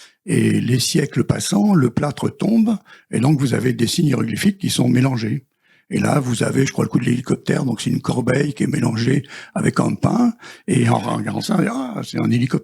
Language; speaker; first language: French; native; French